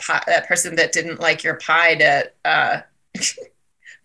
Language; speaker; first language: English; native; English